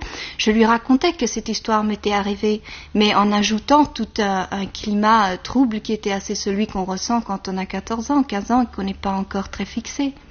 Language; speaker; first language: French; native; French